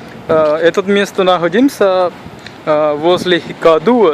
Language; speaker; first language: Russian; non-native, learner; Sinhala